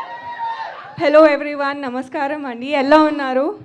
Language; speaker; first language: Telugu; non-native, learner; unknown